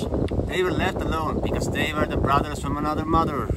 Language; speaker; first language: English; non-native, fluent; Estonian